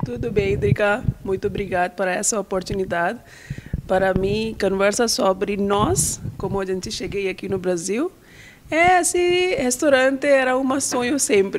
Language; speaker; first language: Portuguese; non-native, learner; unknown